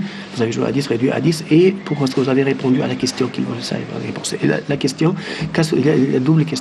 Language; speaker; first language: French; non-native, fluent; Arabic